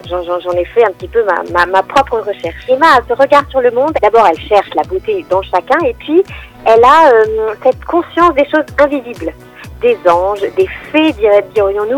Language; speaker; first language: French; native; French